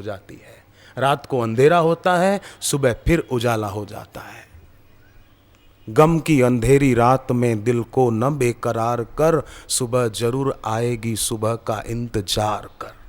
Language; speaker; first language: Hindi; native; Hindi